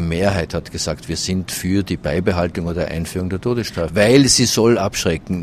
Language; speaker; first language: German; native; German